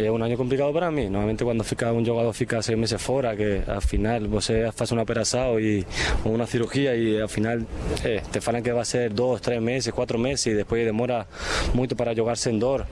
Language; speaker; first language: Portuguese; non-native, learner; Spanish